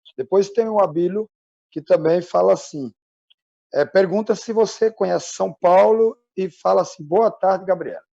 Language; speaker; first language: Portuguese; native; Portuguese